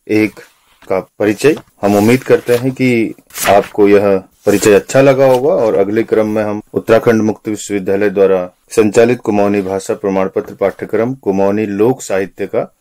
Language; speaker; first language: Hindi; non-native, local second language; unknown